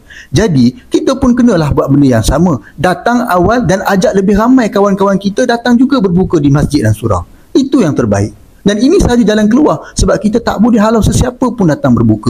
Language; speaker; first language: Malay; native; Malay